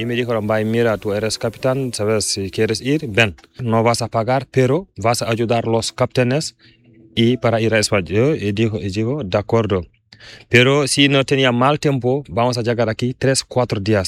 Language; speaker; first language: Spanish; non-native, learner; Fula